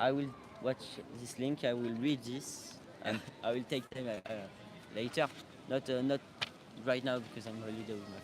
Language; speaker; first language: English; non-native, learner; French